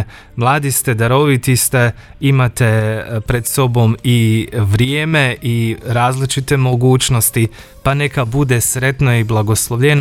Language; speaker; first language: Croatian; native; Croatian